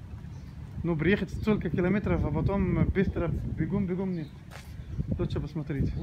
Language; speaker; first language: Russian; non-native, learner; Arabic